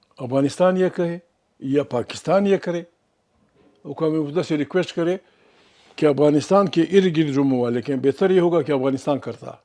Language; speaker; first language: Urdu; non-native, local second language; Pashto